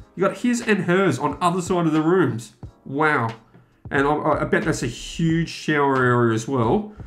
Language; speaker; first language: English; native; English